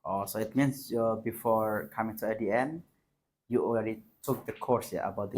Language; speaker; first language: English; non-native, fluent; Indonesian